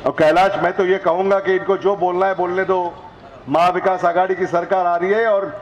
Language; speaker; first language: Hindi; non-native, local second language; Marathi